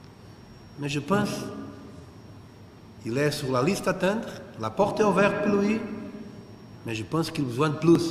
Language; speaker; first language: French; non-native, fluent; Portuguese